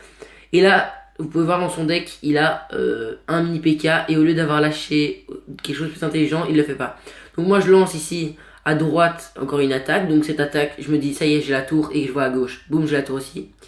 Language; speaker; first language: French; native; French